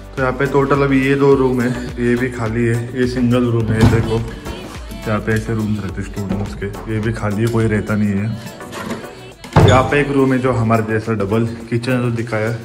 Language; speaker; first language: Hindi; non-native, local second language; Marathi